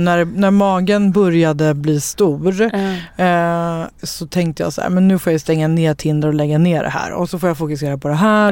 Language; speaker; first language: Swedish; native; Swedish